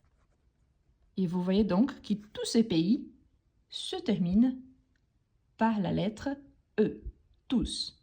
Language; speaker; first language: French; non-native, fluent; Portuguese